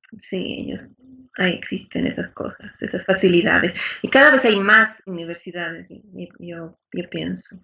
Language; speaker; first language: Spanish; native; Spanish